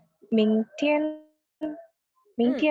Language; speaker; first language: Chinese; non-native, learner; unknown